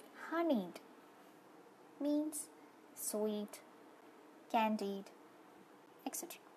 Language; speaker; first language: English; non-native, local second language; Malayalam